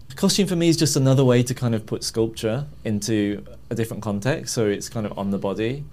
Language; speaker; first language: English; native; English